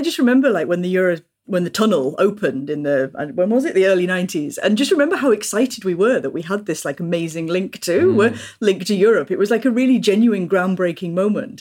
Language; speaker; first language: English; native; English